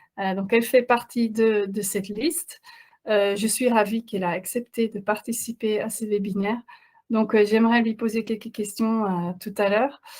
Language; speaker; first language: French; non-native, fluent; Dutch